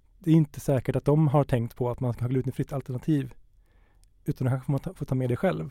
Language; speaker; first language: Swedish; native; Swedish